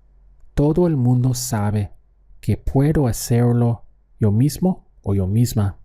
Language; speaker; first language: Spanish; non-native, fluent; English